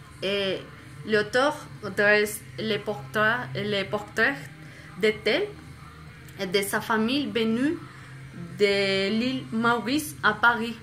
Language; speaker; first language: French; non-native, fluent; Spanish